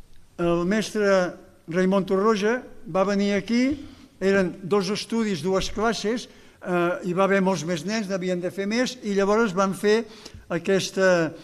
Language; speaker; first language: Catalan; native; Catalan